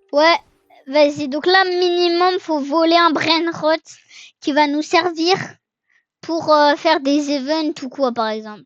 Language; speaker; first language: French; native; French